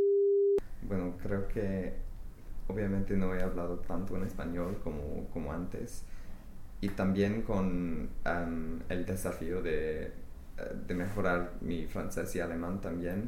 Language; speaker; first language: Spanish; non-native, fluent; English